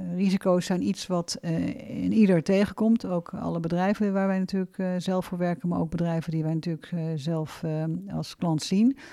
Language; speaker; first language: Dutch; native; Dutch